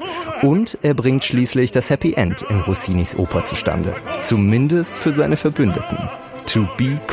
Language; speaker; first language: German; native; German